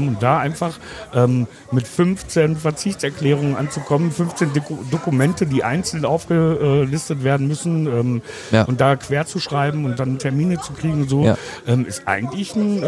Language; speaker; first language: German; native; German